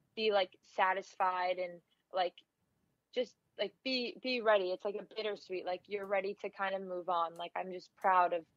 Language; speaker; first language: English; native; English